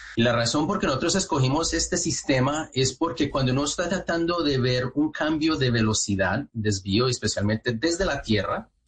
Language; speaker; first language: Spanish; native; Spanish